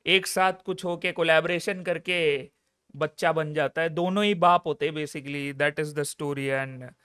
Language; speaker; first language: Hindi; non-native, local second language; Malayalam